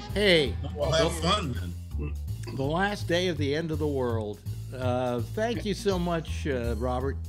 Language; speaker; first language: English; native; English